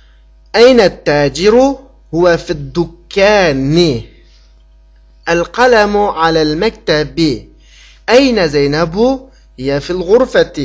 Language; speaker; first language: Arabic; non-native, fluent; Uyghur